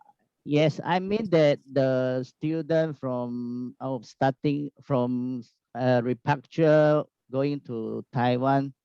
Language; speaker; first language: English; non-native, learner; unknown